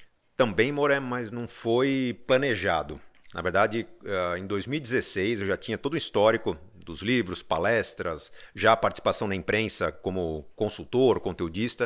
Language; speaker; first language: Portuguese; native; Portuguese